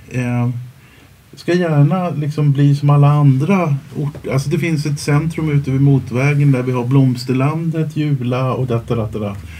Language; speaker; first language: Swedish; native; Swedish